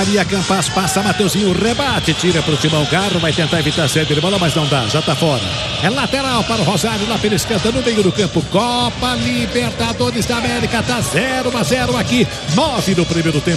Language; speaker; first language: Portuguese; native; Portuguese